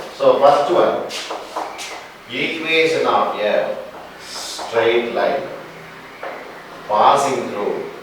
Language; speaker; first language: English; non-native, local second language; Tamil